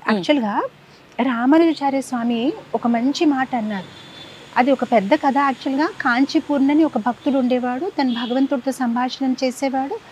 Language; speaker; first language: Telugu; non-native, fluent; Gujarati